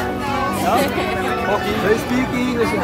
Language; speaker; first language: English; non-native, local second language; Hindi